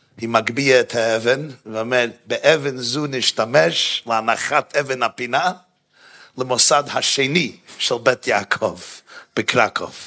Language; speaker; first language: Hebrew; non-native, fluent; English